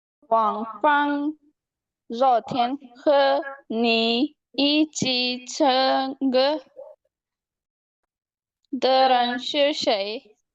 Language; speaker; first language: Chinese; non-native, learner; Urdu